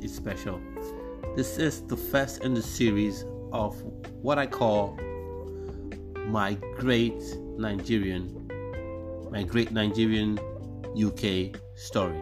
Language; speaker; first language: English; non-native, local second language; Igbo